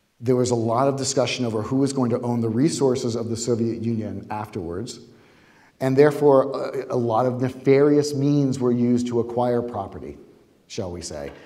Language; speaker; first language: English; native; English